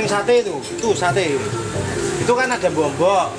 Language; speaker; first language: Indonesian; native; Indonesian